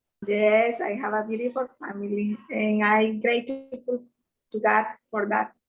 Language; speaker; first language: English; non-native, learner; Spanish